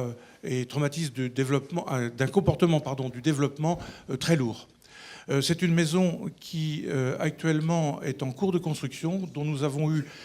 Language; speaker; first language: French; native; French